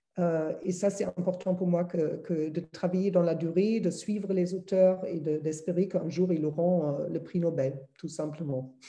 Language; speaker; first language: French; non-native, fluent; German